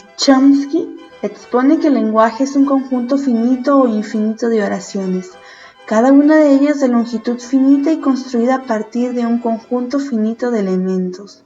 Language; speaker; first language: Spanish; native; Spanish